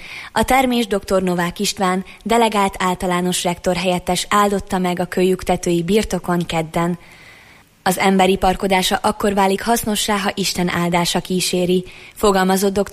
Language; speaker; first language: Hungarian; native; Hungarian